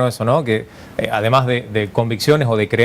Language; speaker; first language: Spanish; native; Spanish